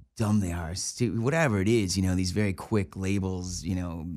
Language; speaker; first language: English; native; English